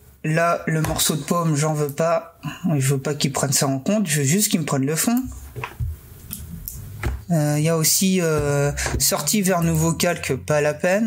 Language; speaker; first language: French; native; French